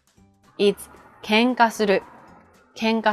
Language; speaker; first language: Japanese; native; Japanese